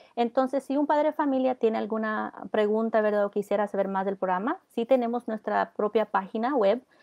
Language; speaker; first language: Spanish; early bilingual, heritage; Spanish